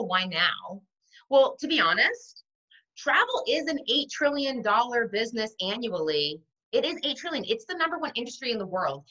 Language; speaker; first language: English; native; English